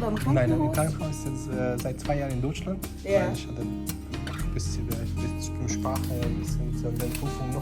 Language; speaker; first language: German; non-native, learner; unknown